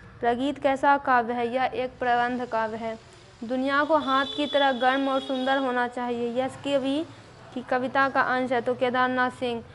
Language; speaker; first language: Hindi; native; Hindi